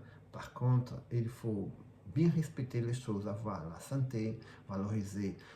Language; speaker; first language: French; non-native, fluent; Portuguese